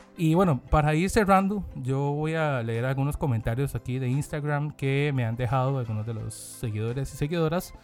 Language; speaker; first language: Spanish; non-native, fluent; Korean